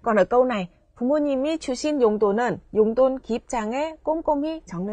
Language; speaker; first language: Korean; non-native, fluent; Vietnamese